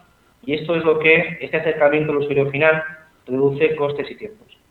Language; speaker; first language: Spanish; native; Spanish